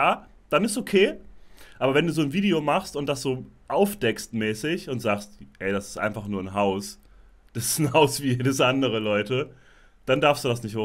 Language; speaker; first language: German; native; German